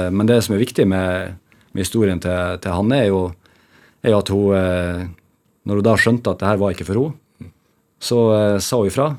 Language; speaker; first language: Norwegian; native; Norwegian